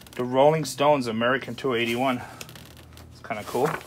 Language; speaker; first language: English; non-native, fluent; German